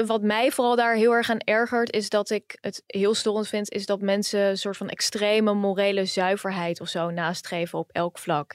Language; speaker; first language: Dutch; native; Dutch